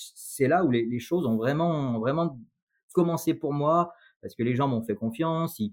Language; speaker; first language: French; native; French